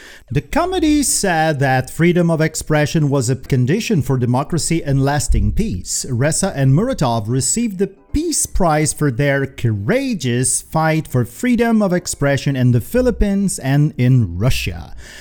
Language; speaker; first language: English; non-native, fluent; Portuguese